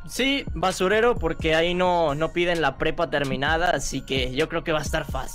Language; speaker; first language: Spanish; native; Spanish